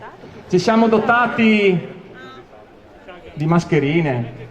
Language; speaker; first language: Italian; native; Italian